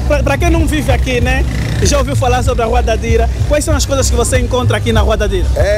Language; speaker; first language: Portuguese; native; Portuguese